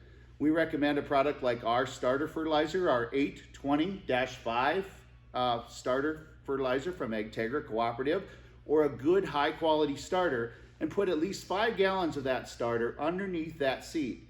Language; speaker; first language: English; native; English